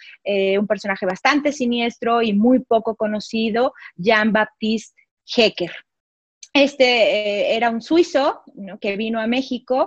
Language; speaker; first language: Spanish; native; Spanish